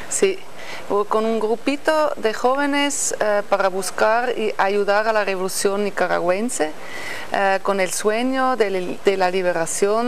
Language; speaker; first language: Spanish; non-native, fluent; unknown